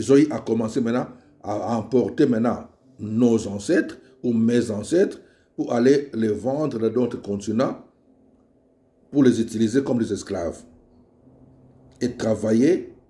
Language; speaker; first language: French; non-native, local second language; Lingala